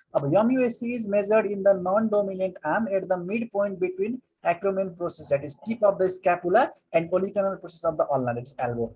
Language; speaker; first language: English; non-native, local second language; Nepali